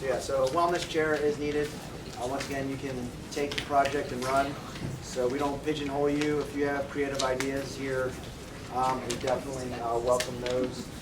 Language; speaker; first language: English; native; English